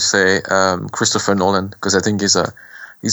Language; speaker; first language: English; non-native, fluent; French